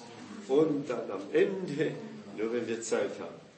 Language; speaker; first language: German; non-native, fluent; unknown